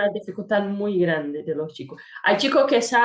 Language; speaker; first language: Spanish; non-native, fluent; Portuguese